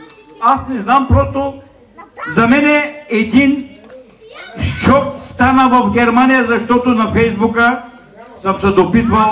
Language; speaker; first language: Bulgarian; non-native, local second language; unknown